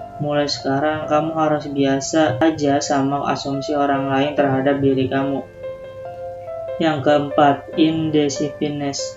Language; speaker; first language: Indonesian; native; Indonesian